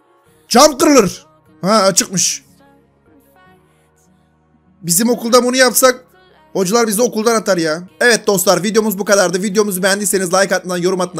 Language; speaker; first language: Turkish; native; Turkish